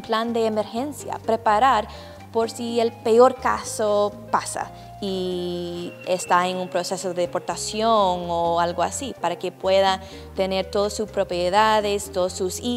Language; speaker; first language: Spanish; non-native, fluent; English